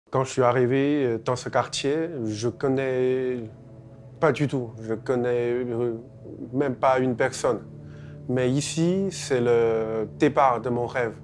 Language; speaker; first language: French; non-native, fluent; Chinese